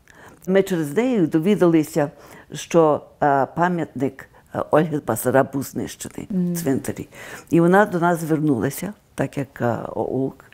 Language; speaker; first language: Ukrainian; early bilingual, heritage; Ukrainian